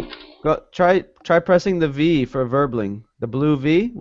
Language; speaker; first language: English; native; English